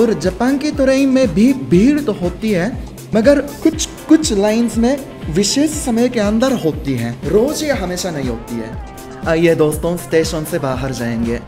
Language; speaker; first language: Hindi; non-native, fluent; Japanese